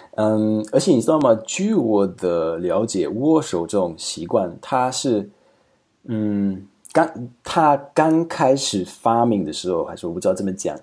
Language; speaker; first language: Chinese; non-native, fluent; Slovak